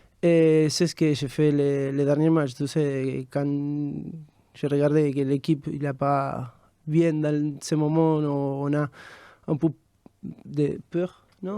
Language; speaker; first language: French; non-native, fluent; Spanish